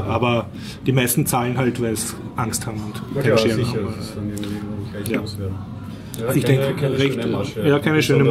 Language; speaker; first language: German; native; German